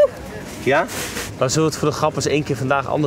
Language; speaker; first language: Dutch; native; Dutch